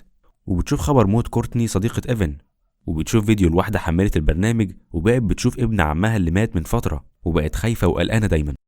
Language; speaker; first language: Arabic; native; Arabic